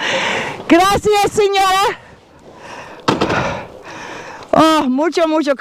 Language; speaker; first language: Spanish; non-native, learner; English